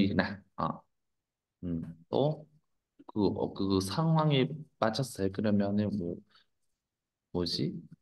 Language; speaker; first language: Korean; non-native, fluent; Vietnamese